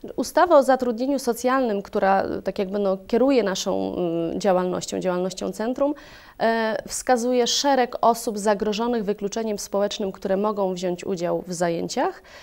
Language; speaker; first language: Polish; native; Polish